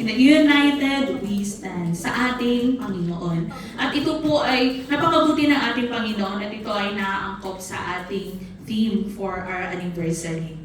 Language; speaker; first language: Filipino; non-native, local second language; Cebuano